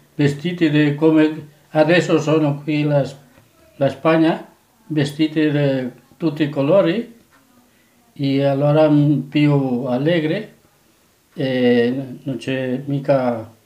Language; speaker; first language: Italian; non-native, learner; Catalan